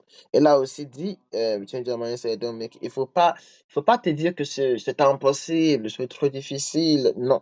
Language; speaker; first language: French; non-native, learner; English